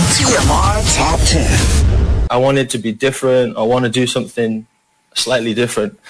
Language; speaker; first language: English; native; English